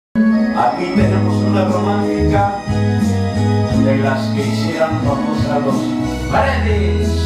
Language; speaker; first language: Spanish; native; Spanish